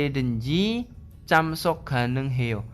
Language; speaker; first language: Korean; non-native, learner; Indonesian